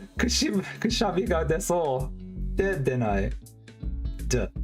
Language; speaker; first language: Japanese; non-native, learner; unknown